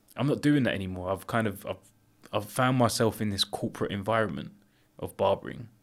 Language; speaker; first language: English; early bilingual, other home language; Greek